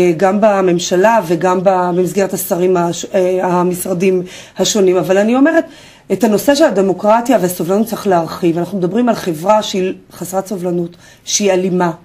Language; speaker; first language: Hebrew; native; Hebrew